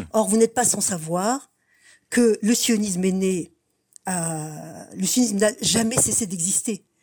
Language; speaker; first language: French; native; French